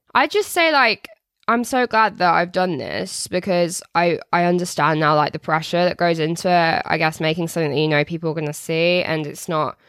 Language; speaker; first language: English; native; English